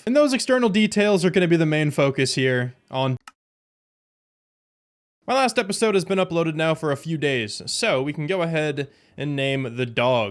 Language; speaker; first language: English; native; English